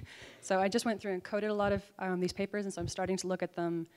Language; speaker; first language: English; native; English